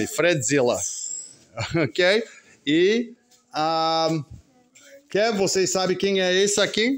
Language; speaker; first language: Portuguese; non-native, fluent; English